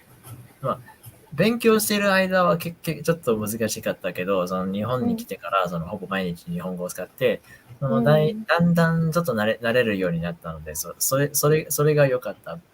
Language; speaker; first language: Japanese; non-native, fluent; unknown